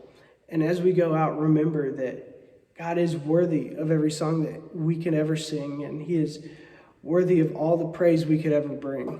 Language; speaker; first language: English; native; English